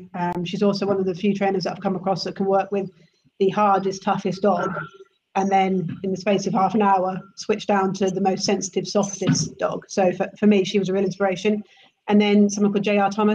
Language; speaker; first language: English; native; English